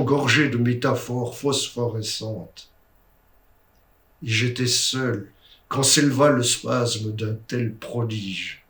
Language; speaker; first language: French; native; French